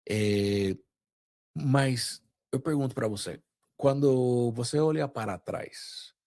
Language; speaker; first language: Portuguese; non-native, fluent; Spanish